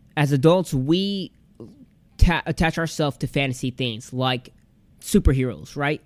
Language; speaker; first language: English; native; English